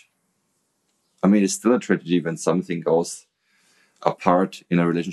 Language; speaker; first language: English; non-native, fluent; German